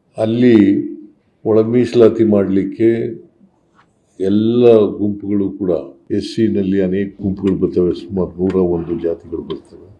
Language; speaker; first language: Kannada; native; Kannada